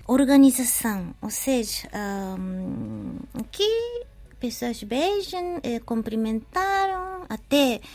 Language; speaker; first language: Portuguese; non-native, learner; Japanese